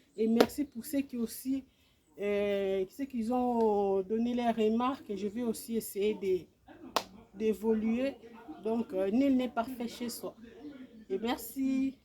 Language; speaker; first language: French; non-native, local second language; Lingala